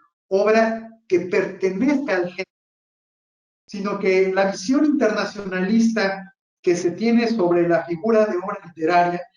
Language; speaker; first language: Spanish; native; Spanish